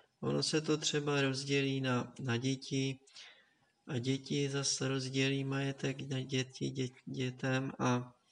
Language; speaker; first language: Czech; native; Czech